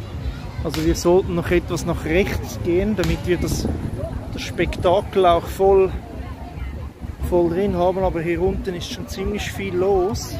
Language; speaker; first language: German; native; German